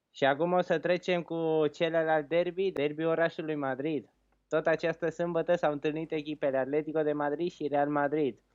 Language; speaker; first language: Romanian; native; Romanian